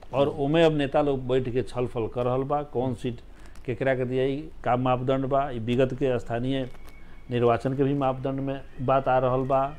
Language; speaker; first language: Bhojpuri; native; Bhojpuri